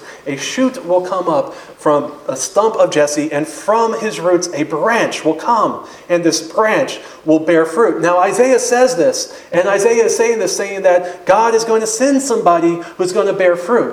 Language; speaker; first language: English; native; English